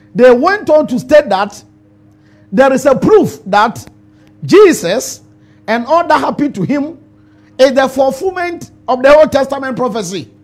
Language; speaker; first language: English; non-native, local second language; Ewe